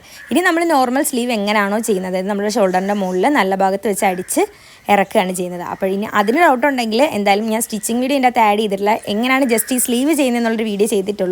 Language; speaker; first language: Malayalam; native; Malayalam